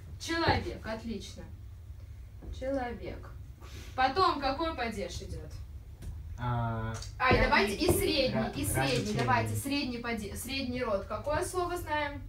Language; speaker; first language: Russian; native; Russian